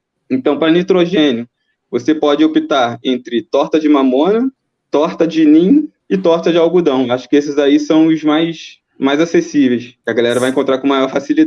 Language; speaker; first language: Portuguese; native; Portuguese